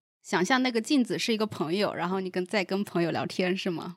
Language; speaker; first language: Chinese; native; Chinese